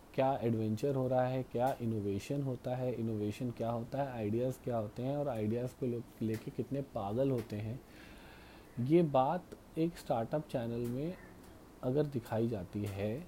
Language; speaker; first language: Hindi; native; Hindi